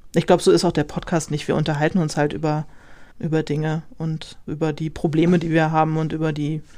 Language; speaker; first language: German; native; German